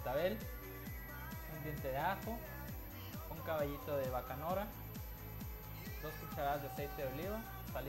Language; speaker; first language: Spanish; native; Spanish